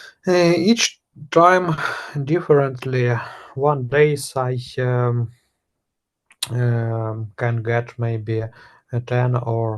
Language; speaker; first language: English; non-native, learner; Russian